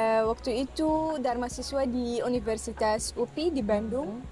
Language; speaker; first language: Indonesian; non-native, fluent; Arabic